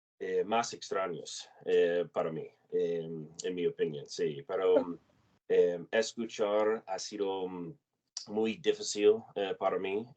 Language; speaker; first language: Spanish; non-native, learner; English